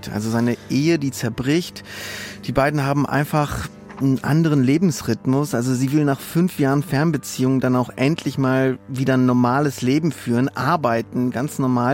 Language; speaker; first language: German; native; German